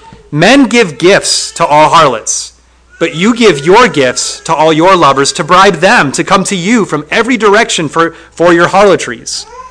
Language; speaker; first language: English; native; English